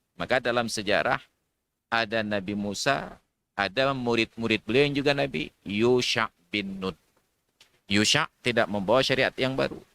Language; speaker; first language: Malay; non-native, local second language; Achinese